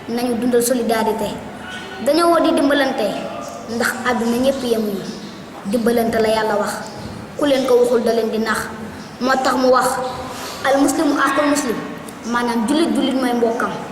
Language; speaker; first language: Wolof; native; Wolof